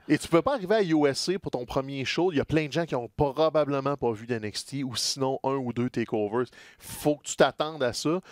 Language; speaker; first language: French; native; French